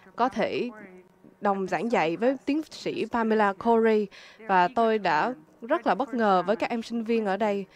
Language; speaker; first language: Vietnamese; non-native, fluent; French